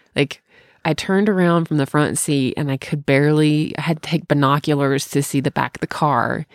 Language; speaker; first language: English; native; English